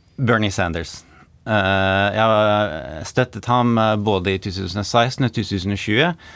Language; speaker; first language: Norwegian; non-native, fluent; English